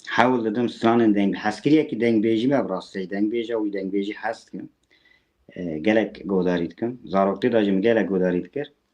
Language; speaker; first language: Kurdish; native; Kurdish